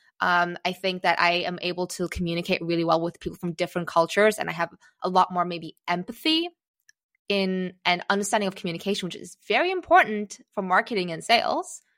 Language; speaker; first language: English; early bilingual, other home language; Czech